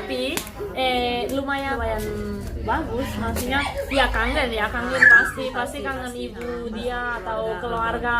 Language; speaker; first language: Indonesian; non-native, fluent; Spanish